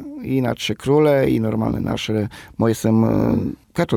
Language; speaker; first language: Polish; non-native, local second language; Romany